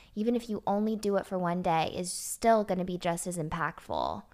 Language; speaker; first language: English; native; English